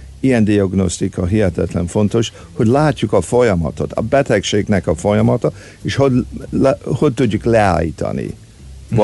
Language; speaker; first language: Hungarian; early bilingual, heritage; Hungarian